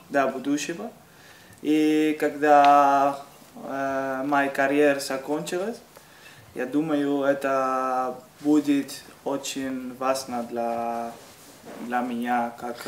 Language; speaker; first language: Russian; non-native, learner; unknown